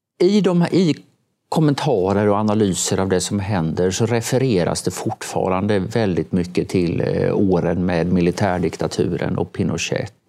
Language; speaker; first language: Swedish; native; Swedish